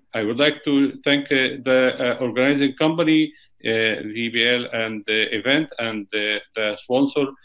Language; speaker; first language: English; non-native, fluent; Arabic